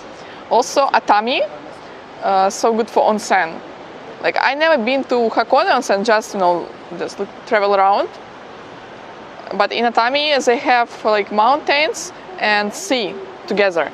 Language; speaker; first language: English; non-native, fluent; Ukrainian